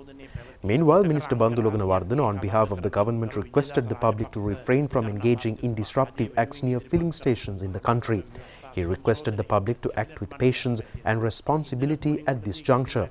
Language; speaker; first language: English; non-native, local second language; Sinhala